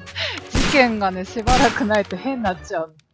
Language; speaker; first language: Japanese; native; Japanese